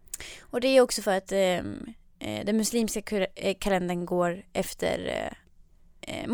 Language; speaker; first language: Swedish; native; Swedish